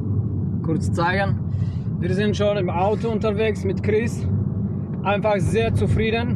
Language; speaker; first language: German; non-native, learner; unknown